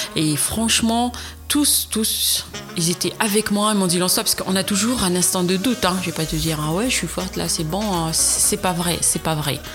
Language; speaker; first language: French; non-native, local second language; Arabic